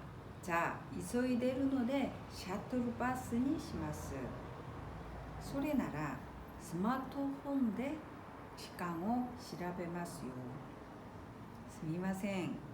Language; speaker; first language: Japanese; non-native, fluent; Korean